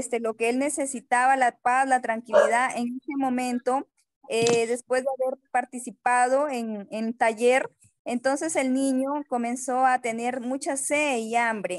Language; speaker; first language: Spanish; native; Spanish